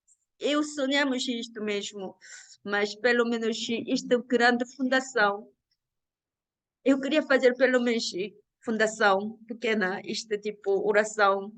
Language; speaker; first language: Portuguese; non-native, learner; Korean